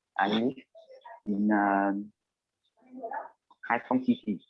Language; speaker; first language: English; non-native, learner; Vietnamese